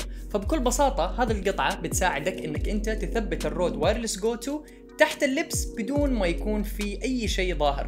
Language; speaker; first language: Arabic; native; Arabic